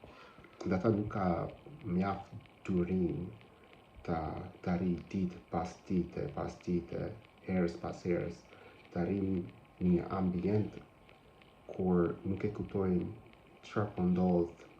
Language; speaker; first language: Albanian; non-native, learner; English